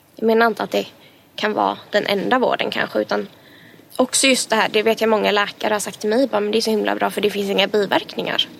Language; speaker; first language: Swedish; native; Swedish